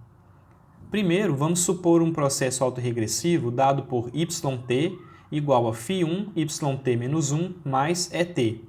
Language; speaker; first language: Portuguese; native; Portuguese